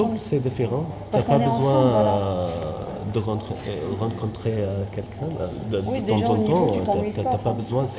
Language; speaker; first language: French; non-native, fluent; Arabic